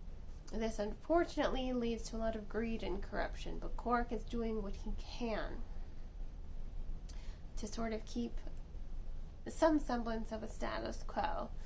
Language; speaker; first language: English; native; English